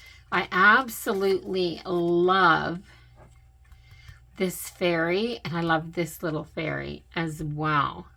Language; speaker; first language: English; native; English